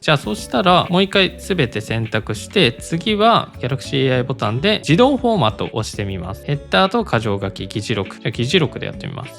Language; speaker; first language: Japanese; native; Japanese